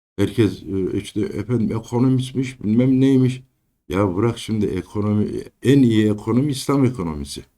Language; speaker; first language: Turkish; native; Turkish